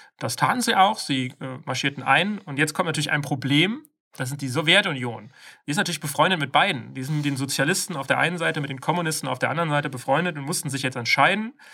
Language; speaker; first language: German; native; German